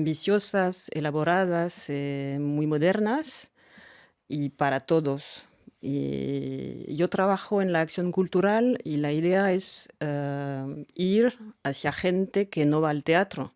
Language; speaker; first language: Spanish; non-native, fluent; French